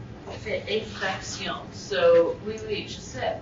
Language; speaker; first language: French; non-native, learner; English